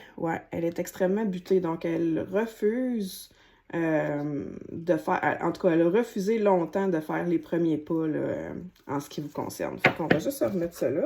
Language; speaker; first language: French; native; French